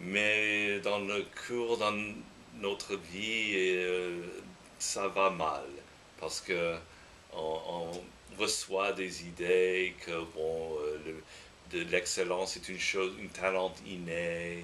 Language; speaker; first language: French; non-native, fluent; English